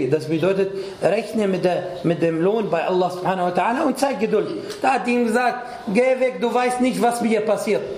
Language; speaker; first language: German; non-native, fluent; Arabic